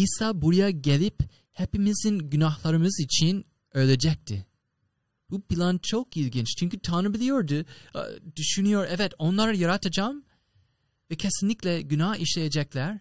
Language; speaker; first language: Turkish; non-native, fluent; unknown